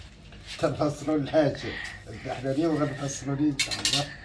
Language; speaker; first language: Arabic; native; Arabic